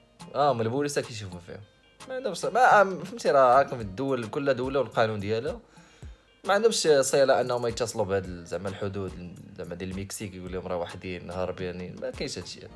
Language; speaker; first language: Arabic; native; Arabic